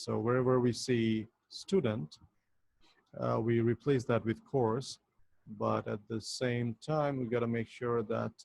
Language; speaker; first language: English; non-native, local second language; Bangla